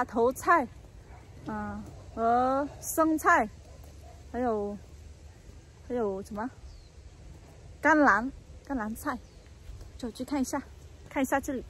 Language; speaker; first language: Chinese; non-native, fluent; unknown